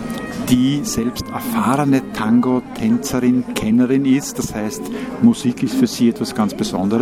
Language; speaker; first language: German; native; German